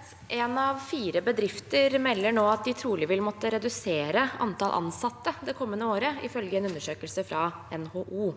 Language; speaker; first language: Norwegian; native; Norwegian